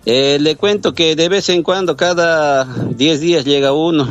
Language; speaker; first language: Spanish; native; Spanish